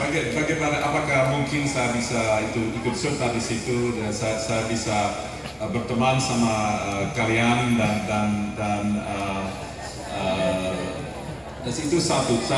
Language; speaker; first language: Indonesian; non-native, fluent; English